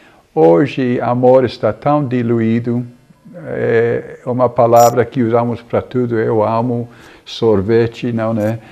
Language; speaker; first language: Portuguese; non-native, fluent; English